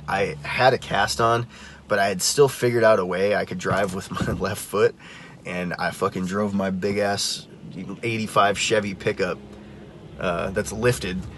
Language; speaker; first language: English; native; English